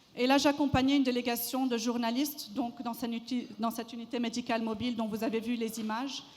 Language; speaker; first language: French; non-native, local second language; Arabic